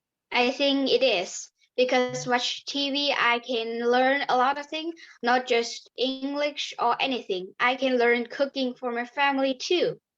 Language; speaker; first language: English; non-native, learner; Vietnamese